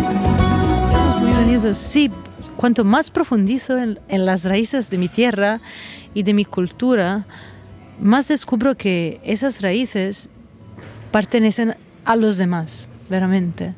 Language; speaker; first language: Spanish; non-native, fluent; Italian